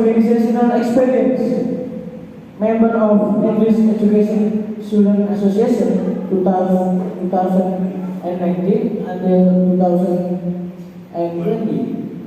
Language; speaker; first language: English; non-native, learner; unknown